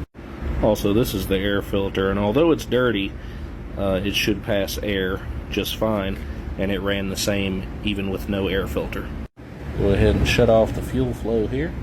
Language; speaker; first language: English; native; English